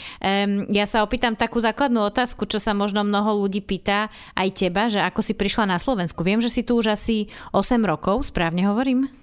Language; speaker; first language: Slovak; native; Slovak